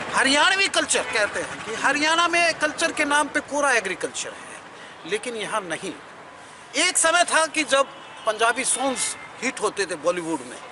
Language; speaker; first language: Hindi; native; Hindi